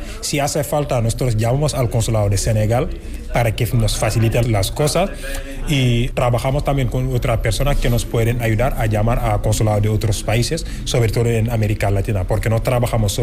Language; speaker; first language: Spanish; non-native, fluent; Wolof